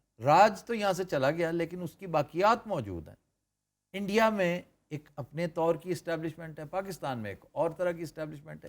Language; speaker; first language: Urdu; non-native, local second language; Punjabi